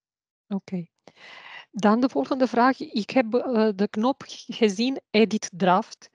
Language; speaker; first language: Dutch; non-native, learner; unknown